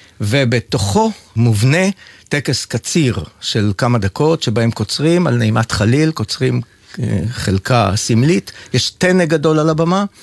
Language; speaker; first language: Hebrew; native; Hebrew